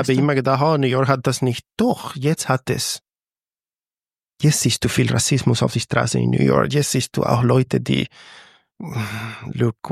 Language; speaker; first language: German; non-native, fluent; Spanish